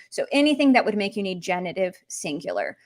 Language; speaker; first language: English; native; English